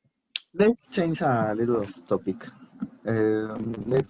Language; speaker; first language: English; non-native, learner; Spanish